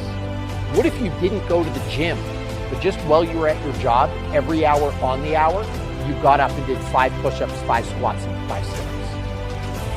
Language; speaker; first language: English; native; English